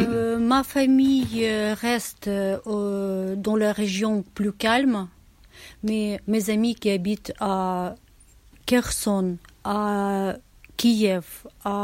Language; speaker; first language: French; non-native, learner; Ukrainian